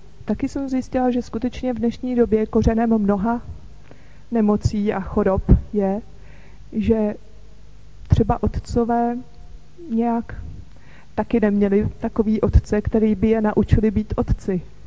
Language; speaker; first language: Czech; native; Czech